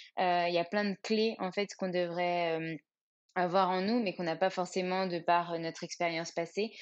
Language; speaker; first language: French; native; French